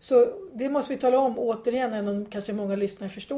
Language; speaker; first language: Swedish; native; Swedish